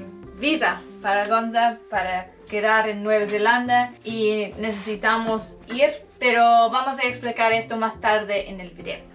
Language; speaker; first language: Spanish; non-native, learner; English